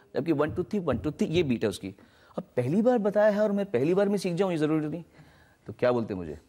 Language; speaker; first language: Hindi; native; Hindi